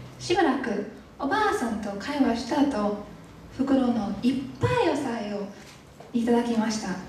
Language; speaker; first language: Japanese; non-native, learner; English